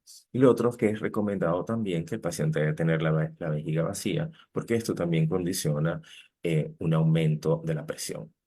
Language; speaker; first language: Spanish; native; Spanish